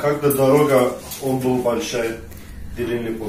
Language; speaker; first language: Russian; non-native, learner; Turkish